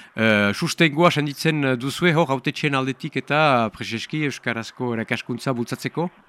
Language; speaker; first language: Basque; native; Basque